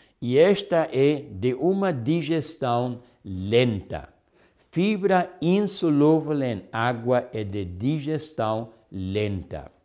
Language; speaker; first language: Portuguese; non-native, fluent; Spanish